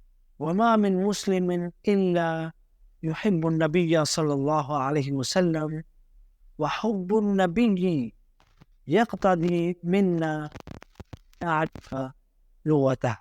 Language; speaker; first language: Arabic; non-native, fluent; Urdu